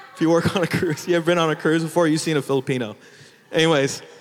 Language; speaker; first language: English; early bilingual, other home language; Filipino